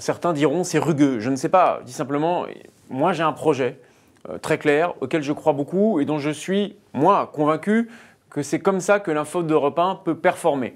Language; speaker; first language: French; native; French